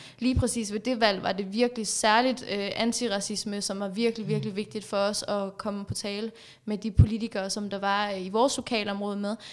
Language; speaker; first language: Danish; early bilingual, other home language; Persian